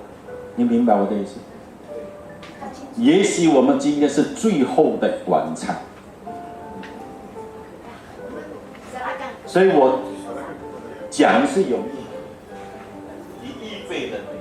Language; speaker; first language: Chinese; early bilingual, heritage; Chinese